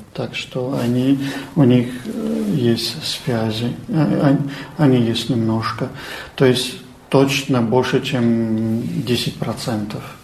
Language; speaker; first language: Russian; non-native, local second language; Armenian